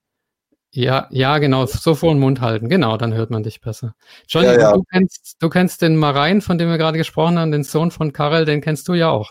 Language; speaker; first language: German; native; German